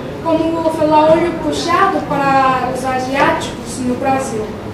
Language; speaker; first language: Portuguese; non-native, fluent; Korean